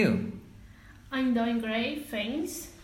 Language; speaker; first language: English; non-native, learner; Spanish